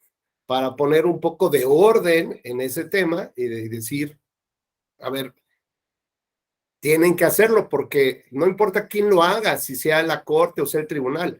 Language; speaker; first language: Spanish; native; Spanish